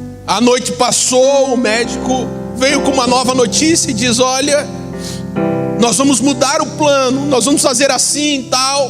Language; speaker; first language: Portuguese; native; Portuguese